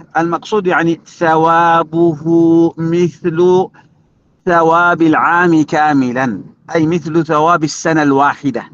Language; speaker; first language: Arabic; native; Arabic